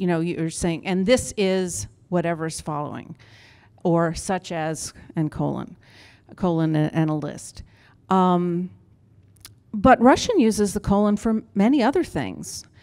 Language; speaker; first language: English; native; English